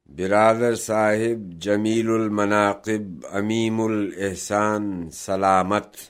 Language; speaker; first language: Urdu; native; Urdu